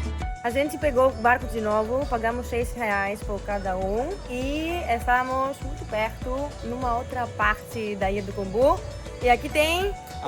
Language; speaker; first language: Portuguese; non-native, fluent; Greek